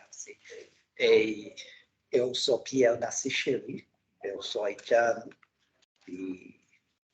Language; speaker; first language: Portuguese; non-native, local second language; Haitian Creole